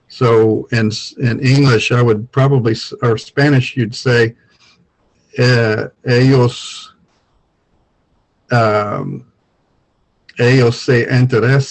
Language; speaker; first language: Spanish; non-native, learner; English